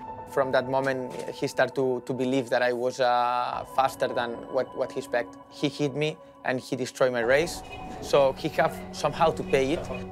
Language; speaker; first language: English; non-native, fluent; Spanish